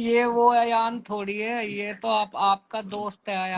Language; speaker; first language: Hindi; native; Hindi